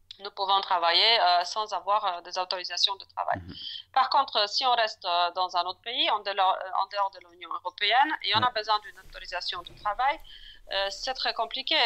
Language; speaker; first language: French; non-native, fluent; Polish